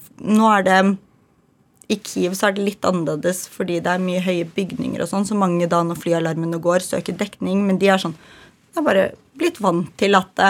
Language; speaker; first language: Norwegian; early bilingual, other home language; Ukrainian